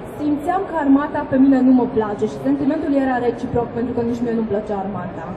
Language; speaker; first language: Romanian; native; Romanian